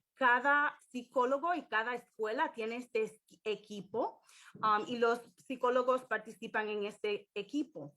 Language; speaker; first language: Spanish; early bilingual, heritage; English